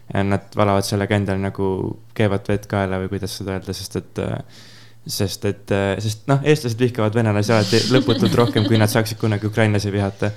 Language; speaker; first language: Estonian; native; Estonian